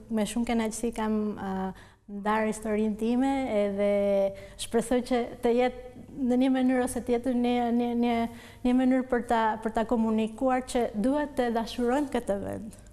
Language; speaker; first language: Albanian; non-native, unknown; Spanish